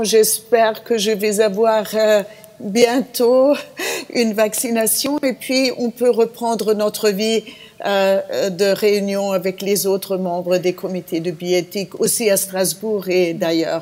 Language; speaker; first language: French; non-native, fluent; German